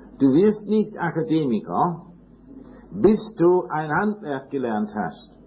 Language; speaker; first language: German; non-native, fluent; English